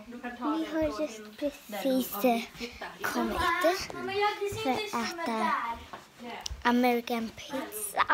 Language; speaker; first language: Swedish; early bilingual, other home language; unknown